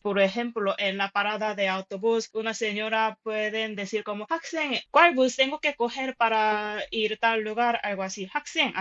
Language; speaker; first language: Spanish; non-native, fluent; Korean